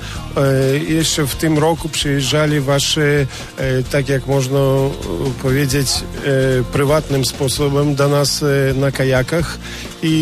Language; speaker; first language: Polish; non-native, learner; Russian